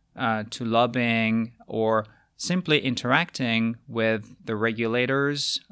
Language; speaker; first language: English; non-native, fluent; French